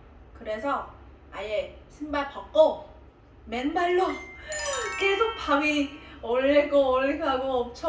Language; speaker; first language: Korean; non-native, fluent; Vietnamese